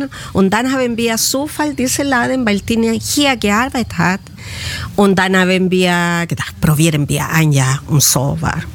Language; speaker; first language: German; non-native, learner; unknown